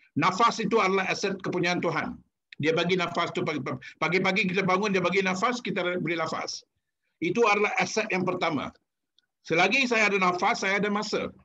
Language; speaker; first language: Malay; non-native, local second language; Tamil